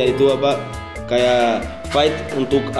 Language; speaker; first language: Indonesian; non-native, fluent; Portuguese